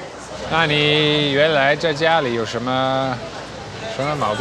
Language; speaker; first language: Chinese; non-native, fluent; Dutch